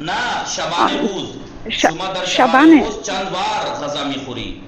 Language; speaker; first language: Persian; non-native, fluent; Urdu